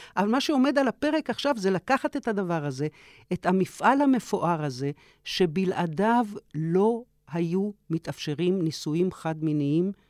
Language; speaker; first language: Hebrew; early bilingual, other home language; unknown